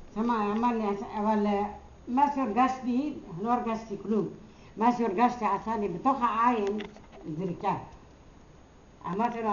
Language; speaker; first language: Hebrew; non-native, learner; Arabic